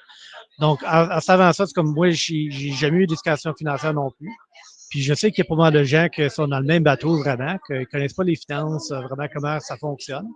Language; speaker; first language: French; native; French